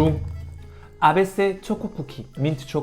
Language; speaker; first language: French; non-native, learner; Korean